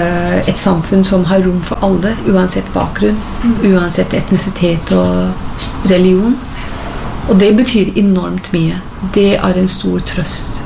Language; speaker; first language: Norwegian; non-native, fluent; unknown